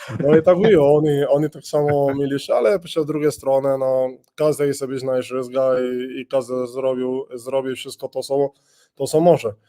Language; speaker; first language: Polish; non-native, learner; Spanish